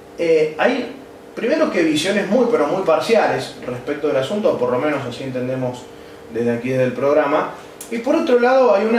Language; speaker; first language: Spanish; native; Spanish